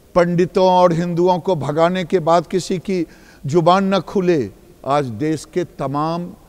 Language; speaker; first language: Hindi; native; Hindi